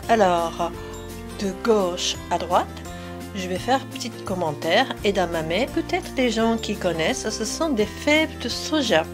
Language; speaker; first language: French; non-native, fluent; Japanese